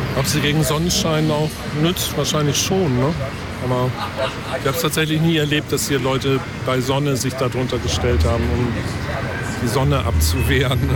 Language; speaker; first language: German; native; German